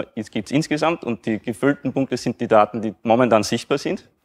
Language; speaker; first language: German; native; German